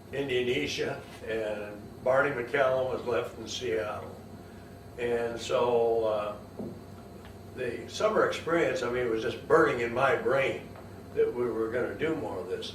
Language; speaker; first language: English; native; English